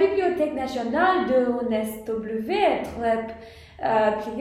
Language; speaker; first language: French; non-native, learner; English